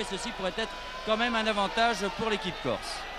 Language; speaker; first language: French; native; French